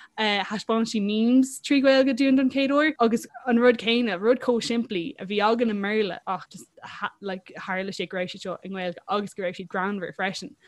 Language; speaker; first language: Irish; non-native, local second language; English